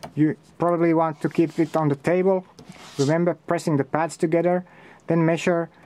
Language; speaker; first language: English; non-native, fluent; Finnish